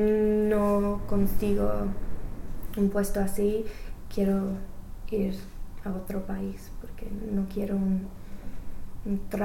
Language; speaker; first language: Spanish; non-native, learner; English